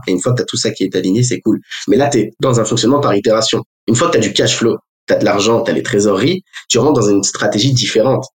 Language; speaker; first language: French; native; French